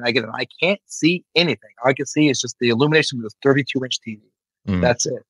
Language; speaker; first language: English; native; English